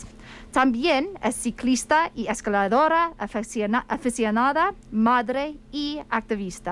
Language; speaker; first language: Spanish; non-native, fluent; English